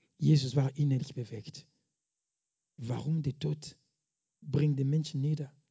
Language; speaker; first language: German; non-native, fluent; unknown